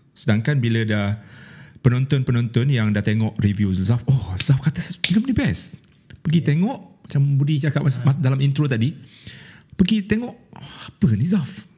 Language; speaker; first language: Malay; native; Malay